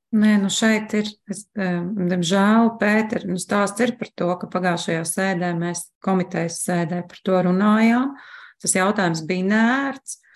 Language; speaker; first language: Latvian; native; Latvian